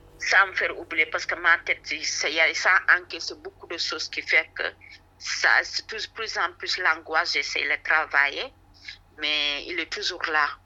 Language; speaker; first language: French; non-native, local second language; Wolof